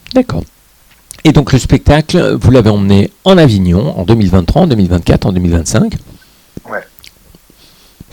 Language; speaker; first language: French; native; French